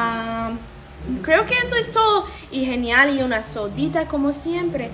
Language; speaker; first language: Spanish; non-native, fluent; English